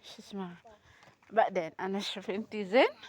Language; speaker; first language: Arabic; non-native, learner; Filipino